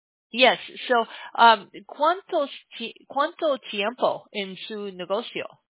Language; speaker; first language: Spanish; non-native, learner; English